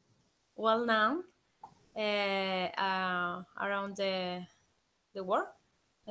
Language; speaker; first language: English; non-native, learner; Spanish